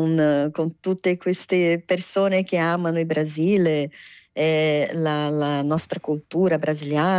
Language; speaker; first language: Italian; non-native, fluent; Portuguese